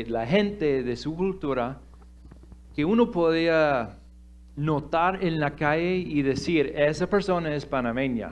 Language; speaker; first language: Spanish; non-native, fluent; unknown